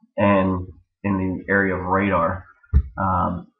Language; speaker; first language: English; native; English